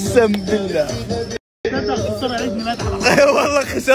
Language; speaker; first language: Arabic; native; Arabic